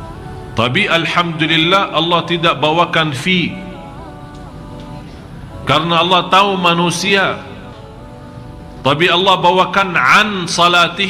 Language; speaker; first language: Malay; non-native, fluent; Arabic